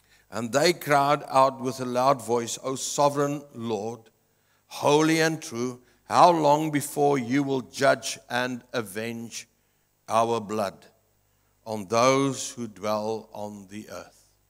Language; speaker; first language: English; non-native, local second language; Afrikaans